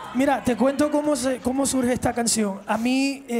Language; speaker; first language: Spanish; early bilingual, heritage; Spanish